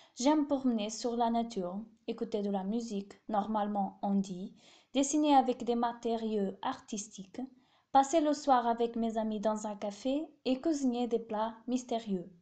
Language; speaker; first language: French; non-native, learner; Portuguese